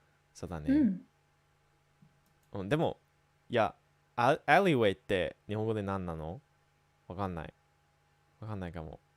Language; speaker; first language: Japanese; non-native, fluent; English